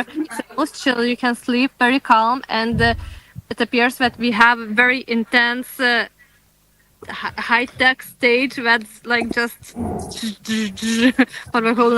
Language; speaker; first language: English; non-native, fluent; Ukrainian